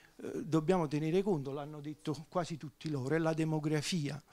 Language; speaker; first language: Italian; native; Italian